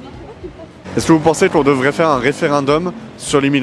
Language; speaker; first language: French; native; French